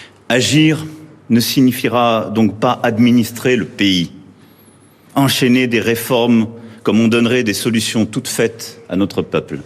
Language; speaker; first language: French; native; French